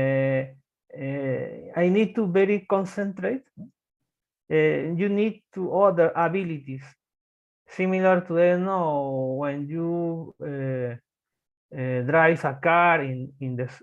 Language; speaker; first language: English; non-native, learner; Spanish